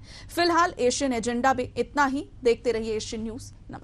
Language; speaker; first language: Hindi; native; Hindi